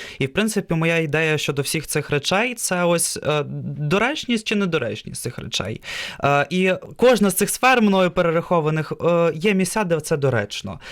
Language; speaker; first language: Ukrainian; non-native, local second language; Russian